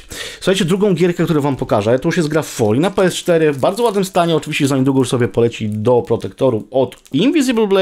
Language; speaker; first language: Polish; native; Polish